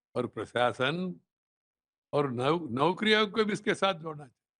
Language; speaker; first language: Hindi; non-native, local second language; Telugu